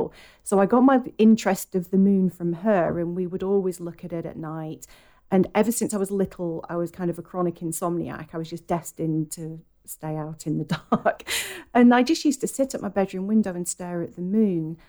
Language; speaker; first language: English; native; English